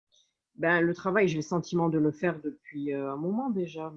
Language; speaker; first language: French; native; French